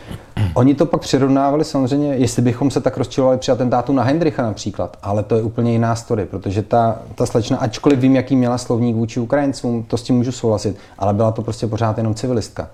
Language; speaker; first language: Czech; native; Czech